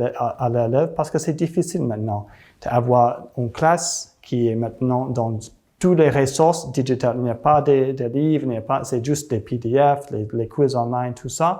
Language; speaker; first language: French; non-native, learner; English